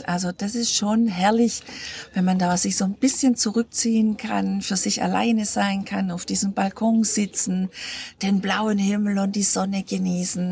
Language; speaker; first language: German; native; German